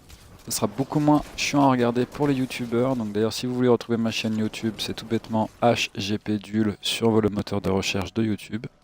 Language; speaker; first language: French; native; French